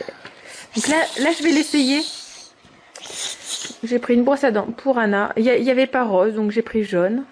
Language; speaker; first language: French; native; French